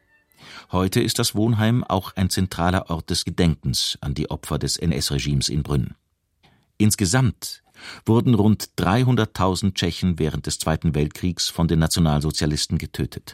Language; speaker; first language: German; native; German